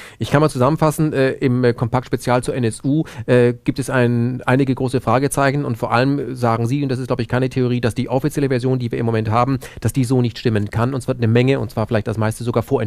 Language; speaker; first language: German; native; German